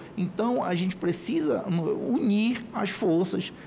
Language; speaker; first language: Portuguese; native; Portuguese